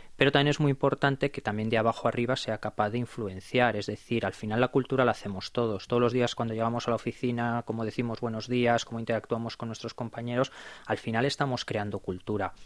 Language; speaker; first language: Spanish; native; Spanish